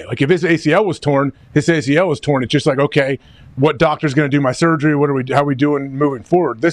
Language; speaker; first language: English; native; English